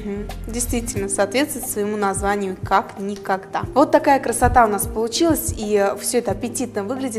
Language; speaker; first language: Russian; native; Russian